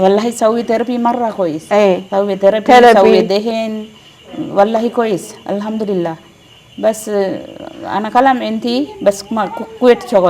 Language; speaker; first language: Arabic; non-native, learner; Sinhala